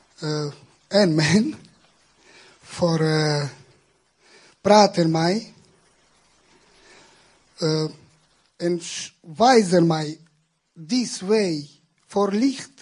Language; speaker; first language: Dutch; non-native, learner; Romanian